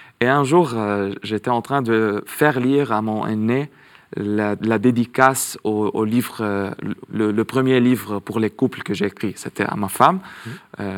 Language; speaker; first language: French; non-native, local second language; Arabic